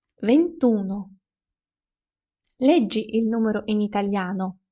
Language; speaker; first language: Italian; non-native, fluent; Ukrainian